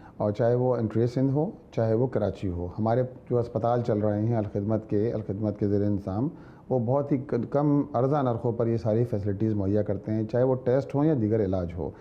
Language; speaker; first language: Urdu; native; Urdu